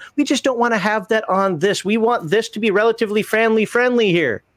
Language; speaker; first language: English; native; English